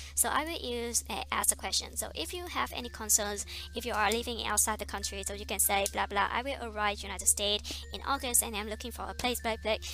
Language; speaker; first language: English; non-native, fluent; Vietnamese